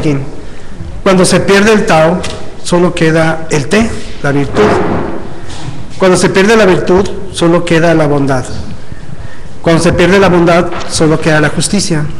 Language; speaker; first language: Spanish; native; Spanish